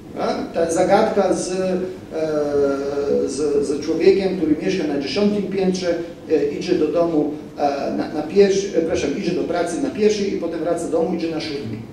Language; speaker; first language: Polish; non-native, fluent; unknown